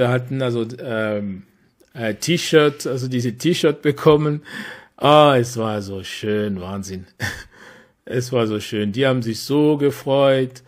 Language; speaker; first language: German; non-native, fluent; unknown